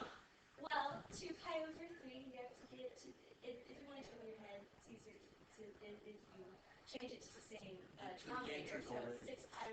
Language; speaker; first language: English; native; English